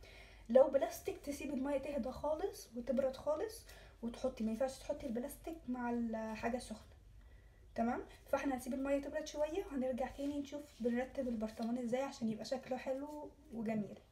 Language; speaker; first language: Arabic; native; Arabic